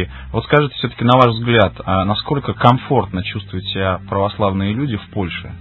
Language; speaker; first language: Russian; native; Russian